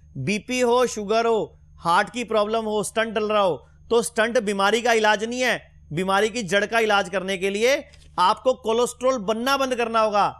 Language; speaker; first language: Hindi; native; Hindi